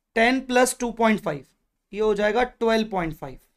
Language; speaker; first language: Hindi; native; Hindi